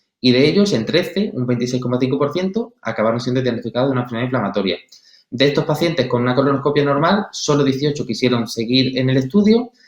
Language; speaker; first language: Spanish; native; Spanish